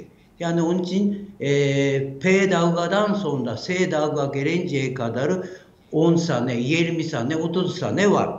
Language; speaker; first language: Turkish; non-native, fluent; Japanese